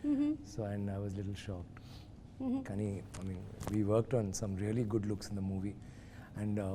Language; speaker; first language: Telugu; non-native, learner; Tamil